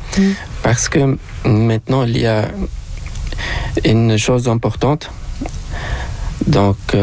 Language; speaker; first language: French; non-native, local second language; Arabic